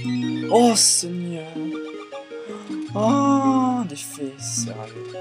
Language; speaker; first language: French; native; French